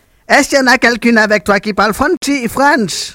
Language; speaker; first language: French; non-native, local second language; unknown